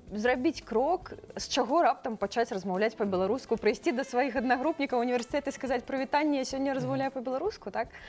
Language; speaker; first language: Belarusian; non-native, local second language; Russian